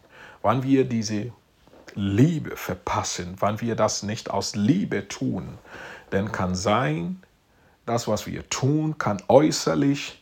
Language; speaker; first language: German; non-native, fluent; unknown